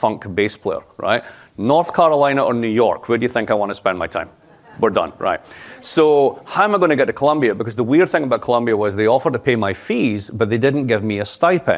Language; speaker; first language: English; native; English